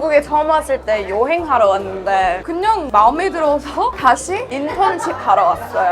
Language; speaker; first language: Korean; non-native, fluent; English